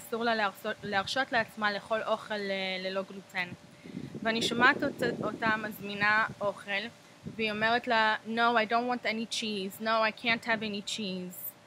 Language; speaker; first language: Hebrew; early bilingual, heritage; Hebrew